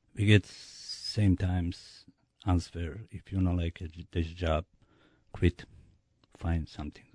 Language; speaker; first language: English; non-native, learner; Bosnian